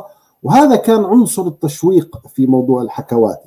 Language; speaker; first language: Arabic; native; Arabic